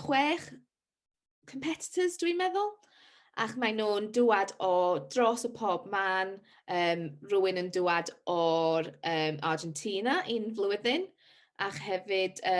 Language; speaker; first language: Welsh; non-native, local second language; English